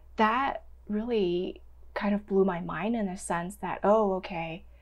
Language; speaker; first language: English; non-native, local second language; Cantonese